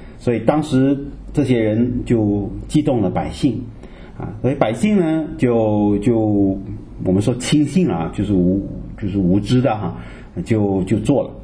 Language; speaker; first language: Chinese; native; Chinese